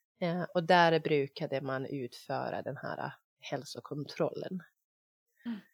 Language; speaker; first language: Swedish; non-native, fluent; Bosnian